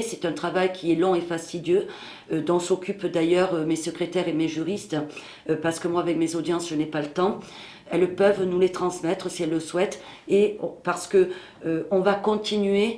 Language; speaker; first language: French; native; French